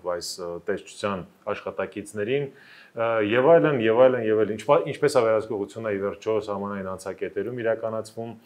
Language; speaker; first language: Armenian; native; Armenian